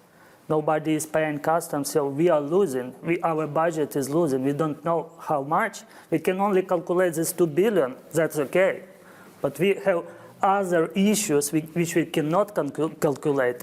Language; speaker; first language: English; non-native, fluent; Ukrainian